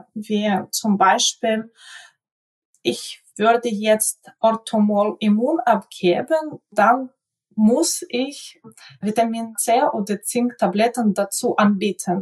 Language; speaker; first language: German; non-native, local second language; Ukrainian